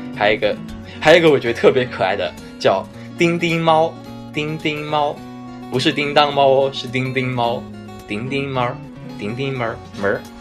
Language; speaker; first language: Chinese; native; Chinese